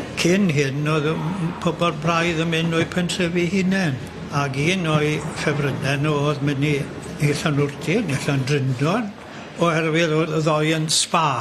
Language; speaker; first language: Welsh; native; Welsh